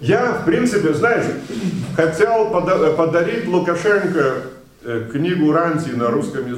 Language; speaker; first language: Russian; non-native, fluent; Lithuanian